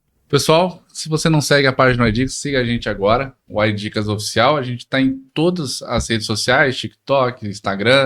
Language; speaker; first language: Portuguese; native; Portuguese